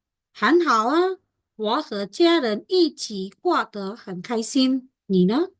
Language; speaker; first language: Chinese; non-native, fluent; Khmer